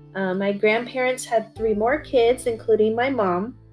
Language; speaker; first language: English; early bilingual, other home language; Korean